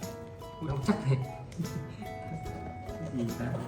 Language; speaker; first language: Vietnamese; native; Vietnamese